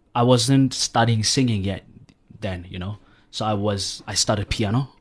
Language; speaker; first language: English; non-native, local second language; Southern Sotho